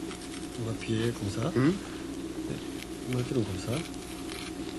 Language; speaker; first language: French; non-native, learner; Japanese